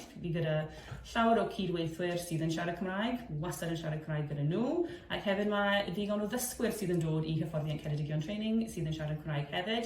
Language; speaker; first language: Welsh; non-native, fluent; English